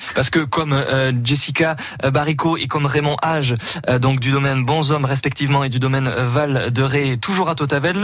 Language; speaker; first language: French; native; French